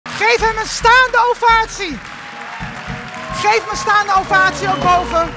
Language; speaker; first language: Dutch; native; Dutch